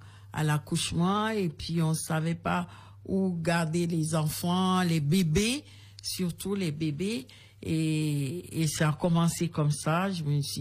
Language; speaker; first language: French; non-native, local second language; Ewe